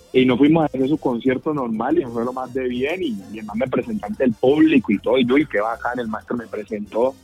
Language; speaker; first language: Spanish; native; Spanish